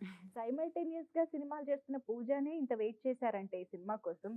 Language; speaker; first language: Telugu; native; Telugu